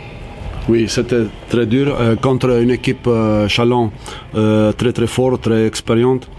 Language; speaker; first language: French; non-native, fluent; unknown